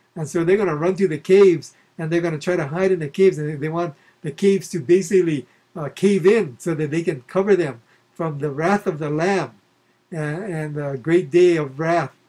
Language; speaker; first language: English; native; English